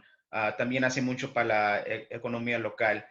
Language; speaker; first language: Spanish; early bilingual, heritage; English